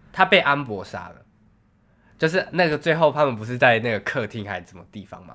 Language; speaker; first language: Chinese; native; Chinese